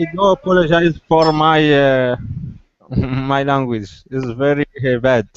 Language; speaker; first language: English; non-native, learner; Arabic